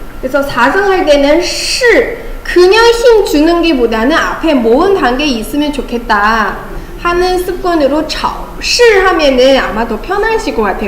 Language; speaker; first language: Korean; non-native, fluent; Chinese